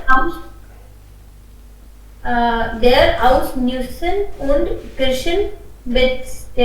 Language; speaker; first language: German; non-native, learner; Hindi